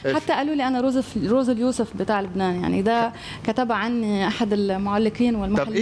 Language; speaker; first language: Arabic; native; Arabic